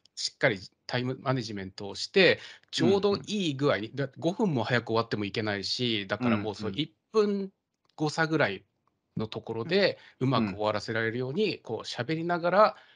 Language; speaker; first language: Japanese; native; Japanese